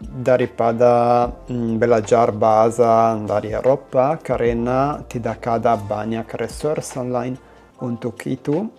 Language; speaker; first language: Indonesian; non-native, learner; Italian